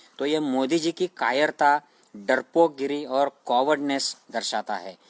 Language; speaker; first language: Hindi; non-native, local second language; Marathi